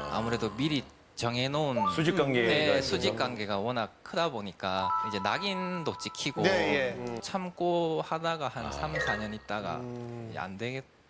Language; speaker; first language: Korean; native; Korean